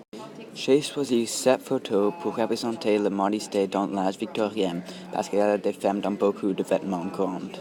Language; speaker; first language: French; non-native, local second language; English